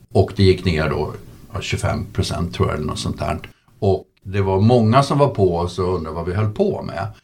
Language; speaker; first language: Swedish; native; Swedish